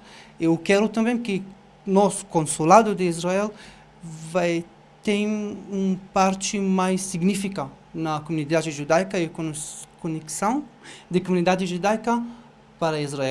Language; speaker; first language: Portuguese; non-native, fluent; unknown